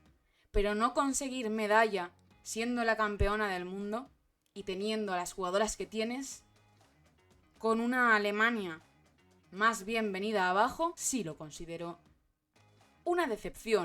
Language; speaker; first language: Spanish; native; Spanish